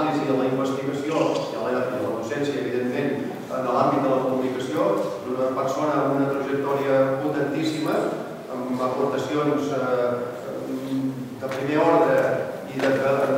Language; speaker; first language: Catalan; native; Catalan